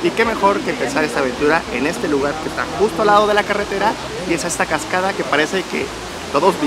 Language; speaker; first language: Spanish; native; Spanish